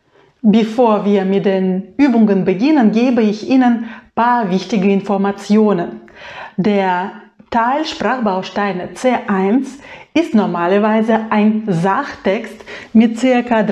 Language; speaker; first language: German; non-native, fluent; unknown